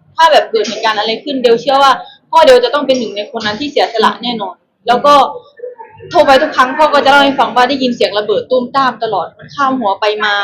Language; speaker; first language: Thai; early bilingual, other home language; Khmer